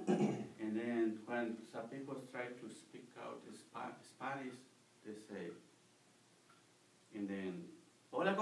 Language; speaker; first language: English; non-native, learner; Spanish